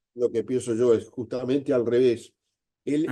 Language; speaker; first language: Spanish; native; Spanish